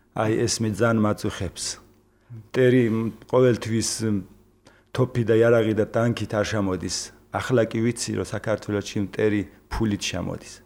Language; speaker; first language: Georgian; early bilingual, heritage; Georgian